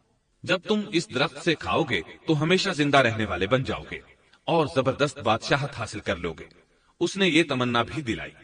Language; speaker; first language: Urdu; native; Urdu